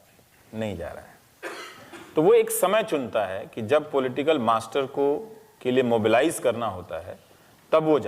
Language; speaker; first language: Hindi; native; Hindi